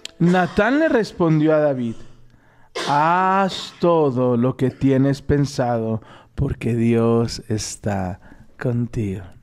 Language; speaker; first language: Spanish; native; Spanish